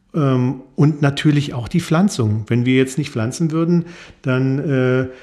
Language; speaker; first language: German; native; German